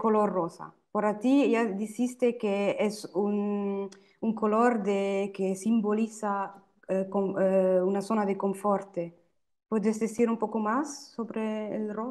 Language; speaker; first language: Spanish; non-native, fluent; German